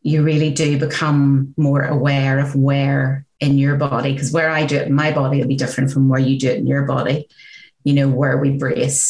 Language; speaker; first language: English; native; English